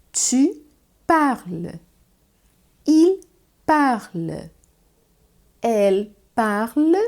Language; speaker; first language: French; non-native, fluent; Portuguese